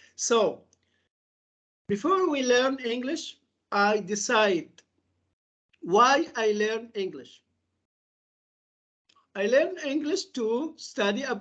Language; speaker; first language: English; non-native, fluent; Arabic